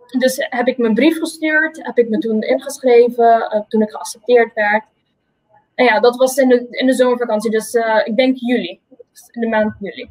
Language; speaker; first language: Dutch; non-native, local second language; Papiamento